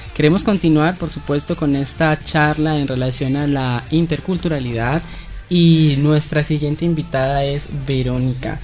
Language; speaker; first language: Spanish; native; Spanish